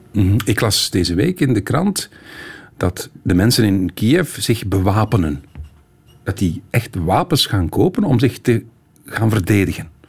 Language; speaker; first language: Dutch; native; Dutch